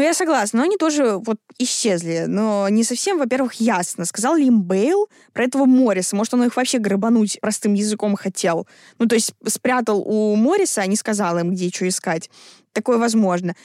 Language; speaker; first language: Russian; native; Russian